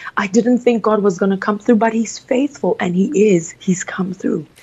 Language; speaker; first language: English; early bilingual, other home language; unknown